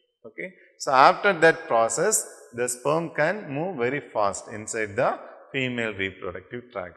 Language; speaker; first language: English; non-native, local second language; Tamil